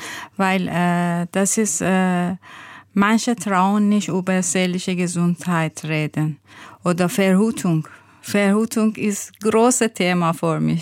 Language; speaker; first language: German; non-native, learner; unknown